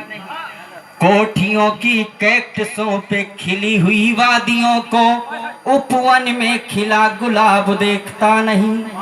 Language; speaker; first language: Hindi; native; Hindi